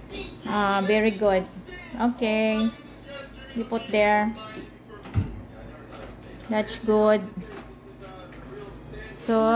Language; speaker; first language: English; non-native, local second language; Filipino